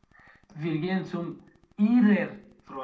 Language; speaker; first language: German; non-native, learner; Romanian